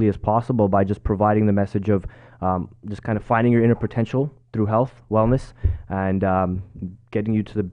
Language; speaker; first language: English; native; English